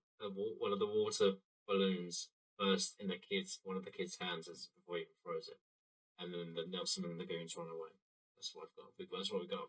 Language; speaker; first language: English; native; English